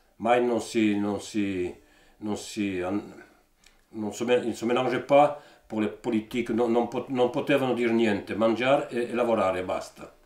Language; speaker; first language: Italian; early bilingual, heritage; Italian